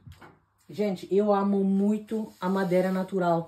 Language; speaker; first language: Portuguese; non-native, fluent; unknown